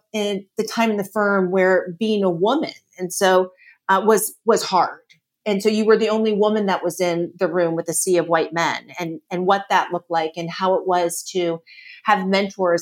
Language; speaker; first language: English; native; English